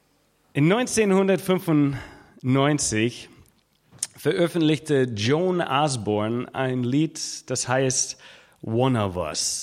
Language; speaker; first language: German; non-native, fluent; English